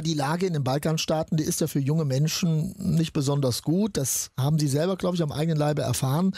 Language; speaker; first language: German; native; German